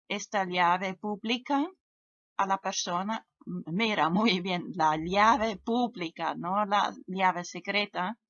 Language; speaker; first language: Spanish; non-native, fluent; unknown